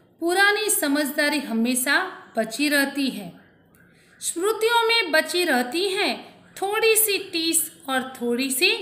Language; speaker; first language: Hindi; non-native, local second language; Gujarati